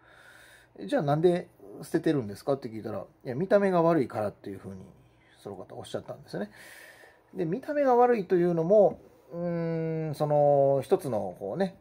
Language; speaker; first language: Japanese; native; Japanese